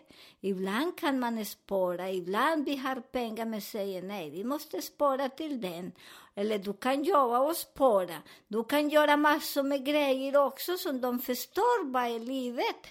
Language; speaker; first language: Swedish; non-native, learner; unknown